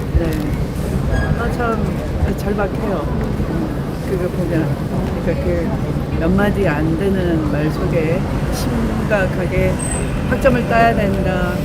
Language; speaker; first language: Korean; native; Korean